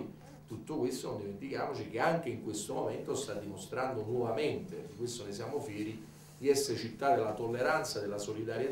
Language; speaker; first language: Italian; native; Italian